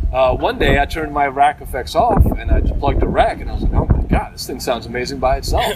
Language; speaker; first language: English; early bilingual, other home language; Italian